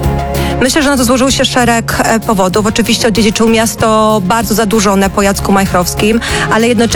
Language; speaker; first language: Polish; native; Polish